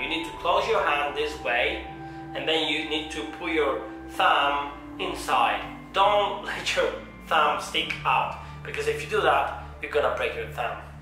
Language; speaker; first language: English; non-native, fluent; Italian